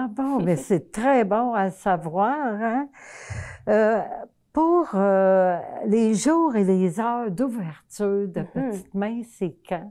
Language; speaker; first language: French; native; French